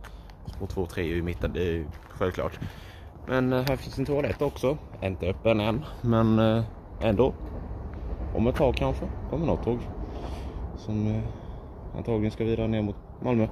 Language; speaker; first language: Swedish; native; Swedish